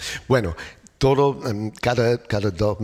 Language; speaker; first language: Spanish; non-native, learner; English